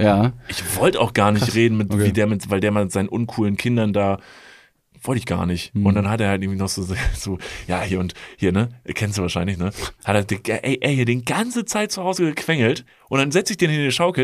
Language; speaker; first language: German; native; German